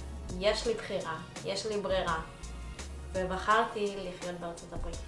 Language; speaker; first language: Hebrew; early bilingual, other home language; Russian